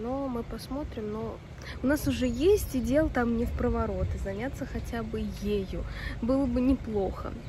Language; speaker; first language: Russian; native; Russian